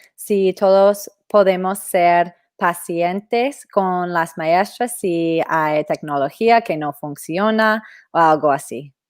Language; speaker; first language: Spanish; non-native, fluent; English